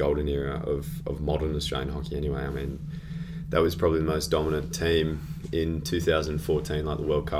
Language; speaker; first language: English; native; English